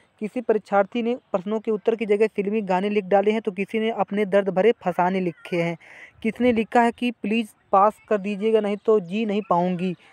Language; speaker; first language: Hindi; native; Hindi